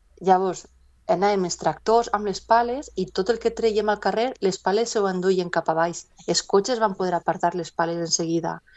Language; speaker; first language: Catalan; non-native, local second language; Spanish